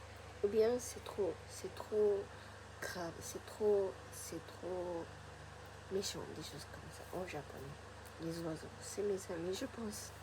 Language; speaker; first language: French; non-native, fluent; Japanese